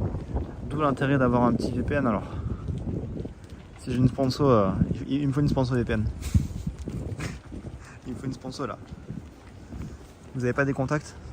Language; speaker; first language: French; native; French